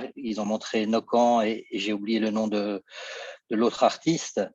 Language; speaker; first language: French; native; French